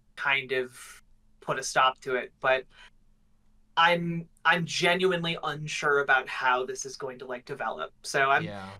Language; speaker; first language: English; native; English